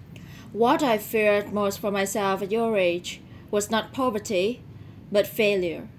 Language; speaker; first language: English; non-native, learner; Vietnamese